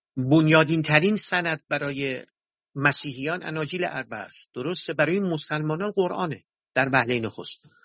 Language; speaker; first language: Persian; native; Persian